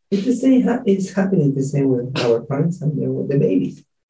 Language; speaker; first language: English; non-native, fluent; Spanish